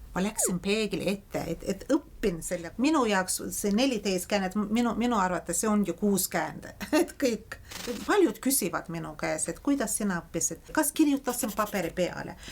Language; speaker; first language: Estonian; non-native, fluent; Azerbaijani